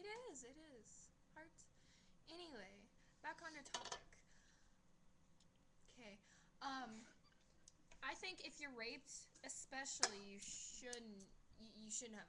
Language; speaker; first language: English; native; English